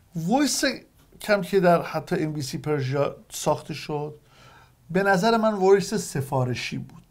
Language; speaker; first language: Persian; native; Persian